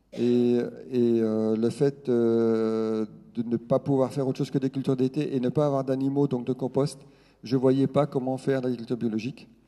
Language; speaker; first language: French; non-native, local second language; Swiss German